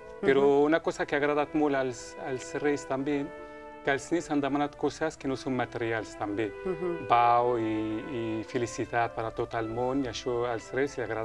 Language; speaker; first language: Catalan; non-native, local second language; Spanish